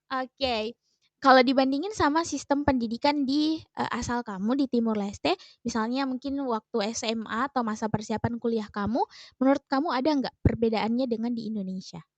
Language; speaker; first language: Indonesian; native; Indonesian